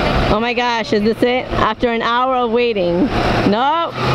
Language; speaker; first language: English; early bilingual, other home language; Spanish